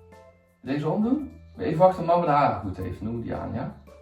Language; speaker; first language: Dutch; native; Dutch